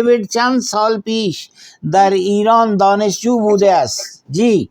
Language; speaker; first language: Persian; non-native, fluent; Urdu